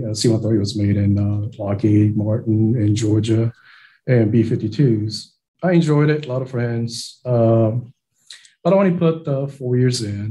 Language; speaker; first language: English; non-native, fluent; Japanese